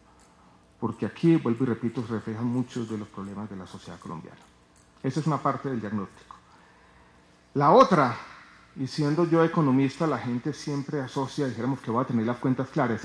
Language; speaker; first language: Spanish; native; Spanish